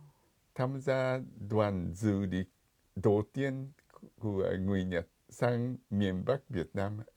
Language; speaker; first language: Vietnamese; non-native, fluent; Japanese